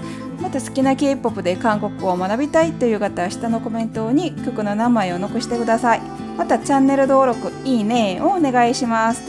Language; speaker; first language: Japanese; non-native, fluent; Korean